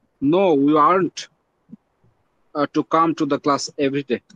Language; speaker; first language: English; non-native, learner; Bangla